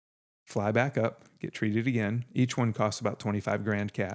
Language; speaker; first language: English; native; English